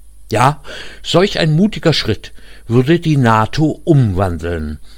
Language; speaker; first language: German; native; German